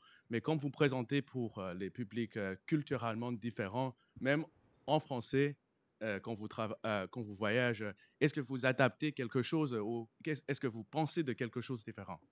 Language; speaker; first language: French; non-native, fluent; English